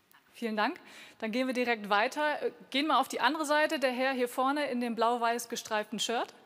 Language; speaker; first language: German; native; German